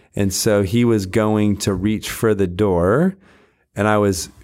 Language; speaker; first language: English; native; English